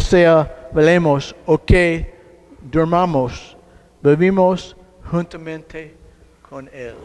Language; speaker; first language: Spanish; non-native, learner; English